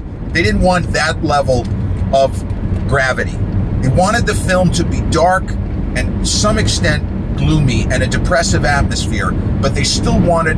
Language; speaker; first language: English; native; English